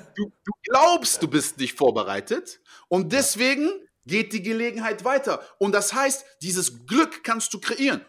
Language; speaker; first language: German; non-native, fluent; French